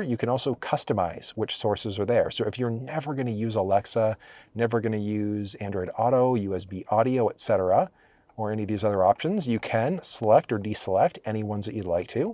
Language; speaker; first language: English; native; English